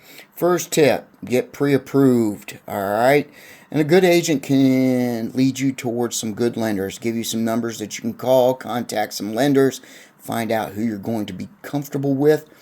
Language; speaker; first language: English; native; English